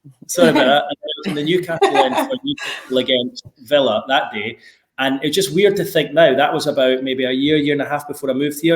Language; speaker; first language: English; native; English